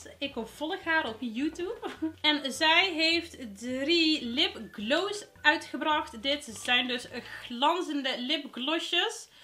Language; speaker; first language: Dutch; early bilingual, other home language; Arabic